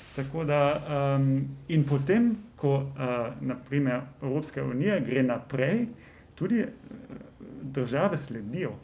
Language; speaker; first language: Slovenian; non-native, fluent; German